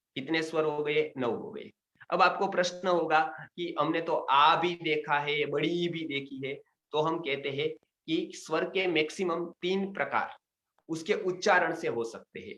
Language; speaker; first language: Hindi; non-native, local second language; Gujarati